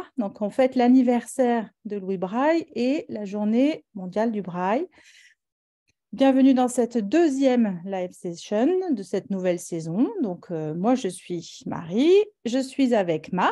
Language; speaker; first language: French; native; French